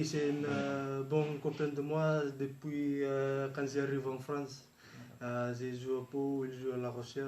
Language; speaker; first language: French; non-native, learner; Fijian